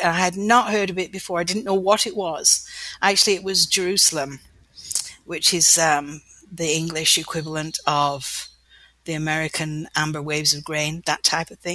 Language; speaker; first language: English; native; English